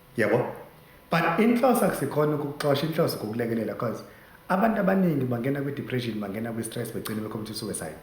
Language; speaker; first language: Zulu; native; Zulu